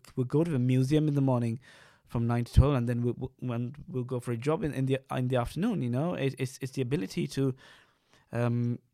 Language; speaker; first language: English; non-native, local second language; Sinhala